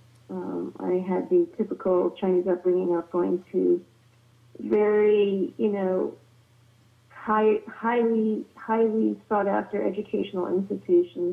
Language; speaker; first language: English; native; English